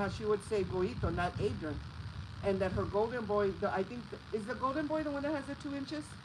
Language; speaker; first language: English; early bilingual, other home language; Spanish